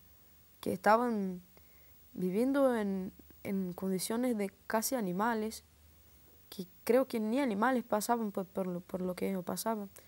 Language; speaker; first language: Spanish; non-native, fluent; Portuguese